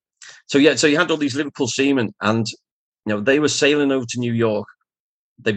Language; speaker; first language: English; native; English